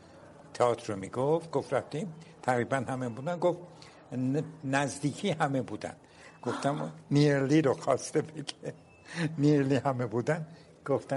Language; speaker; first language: Persian; non-native, local second language; Turkish